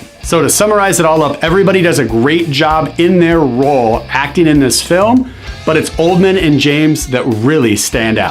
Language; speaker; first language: English; native; English